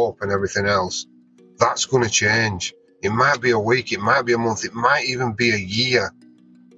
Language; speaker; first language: English; native; English